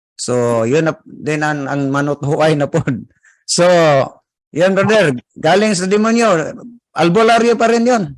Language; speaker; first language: Filipino; non-native, local second language; Cebuano